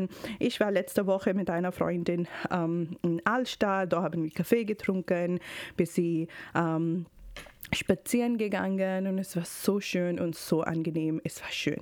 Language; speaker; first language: German; non-native, fluent; Urdu